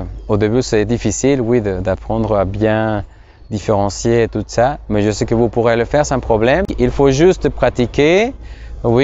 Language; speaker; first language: French; non-native, fluent; Spanish